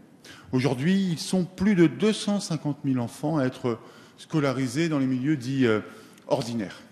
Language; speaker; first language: French; native; French